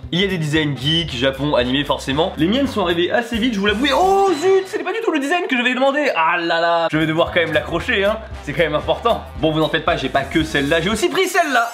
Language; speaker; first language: French; native; French